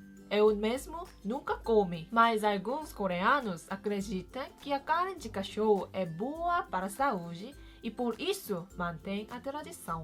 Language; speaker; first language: Portuguese; non-native, fluent; Korean